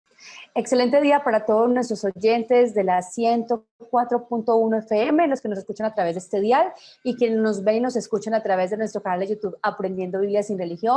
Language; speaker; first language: Spanish; native; Spanish